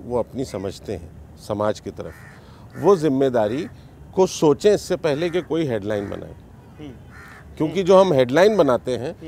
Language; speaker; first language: Hindi; native; Hindi